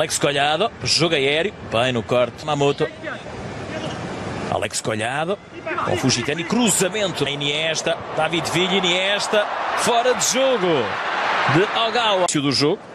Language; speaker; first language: Portuguese; native; Portuguese